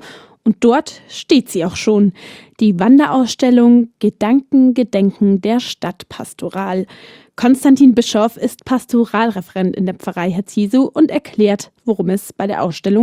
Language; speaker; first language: German; native; German